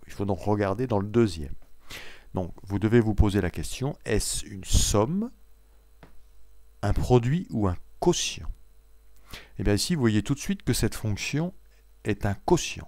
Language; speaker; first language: French; native; French